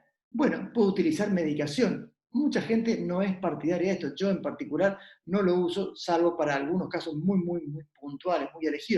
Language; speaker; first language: Spanish; native; Spanish